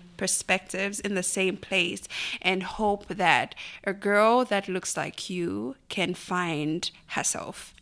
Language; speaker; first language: English; non-native, local second language; Bemba